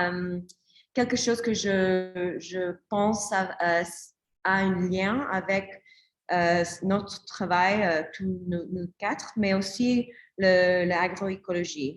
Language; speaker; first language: French; non-native, learner; English